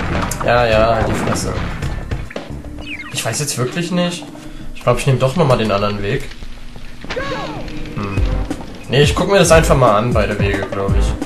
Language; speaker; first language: German; native; German